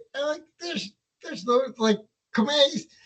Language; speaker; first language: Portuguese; early bilingual, heritage; Portuguese